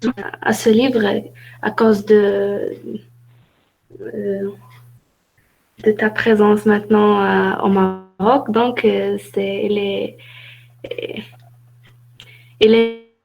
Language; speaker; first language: French; non-native, learner; Arabic